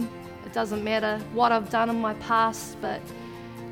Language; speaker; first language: English; native; English